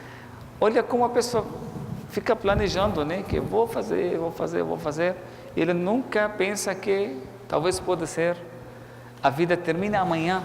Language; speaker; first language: Portuguese; non-native, fluent; Arabic